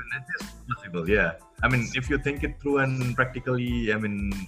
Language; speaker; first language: English; non-native, local second language; Gujarati